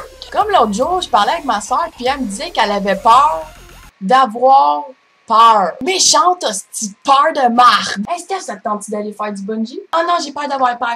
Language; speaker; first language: French; native; French